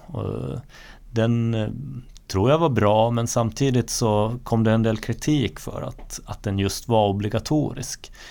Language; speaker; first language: Swedish; native; Swedish